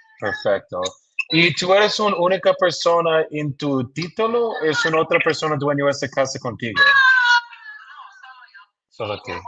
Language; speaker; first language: Spanish; non-native, learner; English